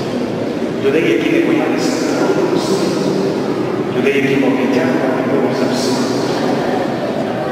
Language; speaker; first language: Ukrainian; non-native, local second language; Rusyn